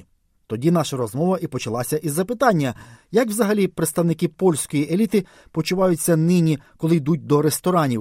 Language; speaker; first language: Ukrainian; native; Ukrainian